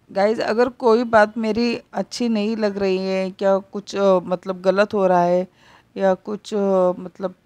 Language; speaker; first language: Hindi; non-native, local second language; Marathi